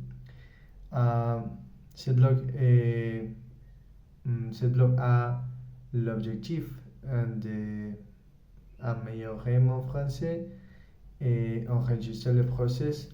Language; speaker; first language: French; non-native, learner; Spanish